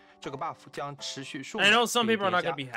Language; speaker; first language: Chinese; native; Chinese